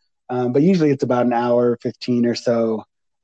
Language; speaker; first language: English; native; English